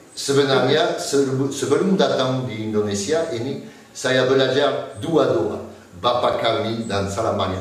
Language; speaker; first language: Indonesian; non-native, fluent; French